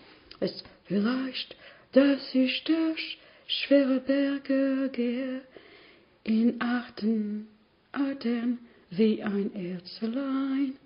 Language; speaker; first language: German; non-native, learner; French